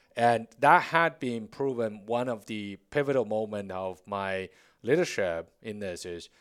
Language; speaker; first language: English; non-native, fluent; Chinese